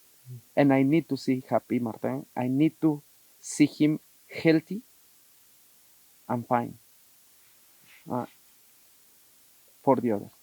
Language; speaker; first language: English; non-native, learner; Spanish